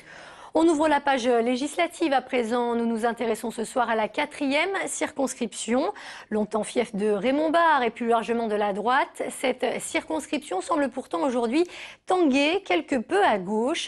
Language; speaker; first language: French; native; French